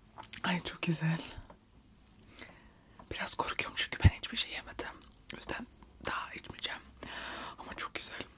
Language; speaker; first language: Turkish; early bilingual, heritage; Turkish